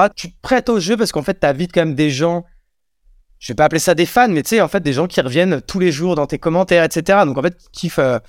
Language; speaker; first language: French; native; French